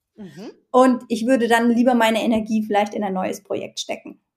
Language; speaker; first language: German; native; German